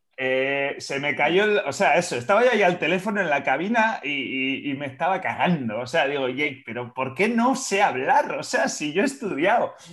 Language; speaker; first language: Spanish; native; Spanish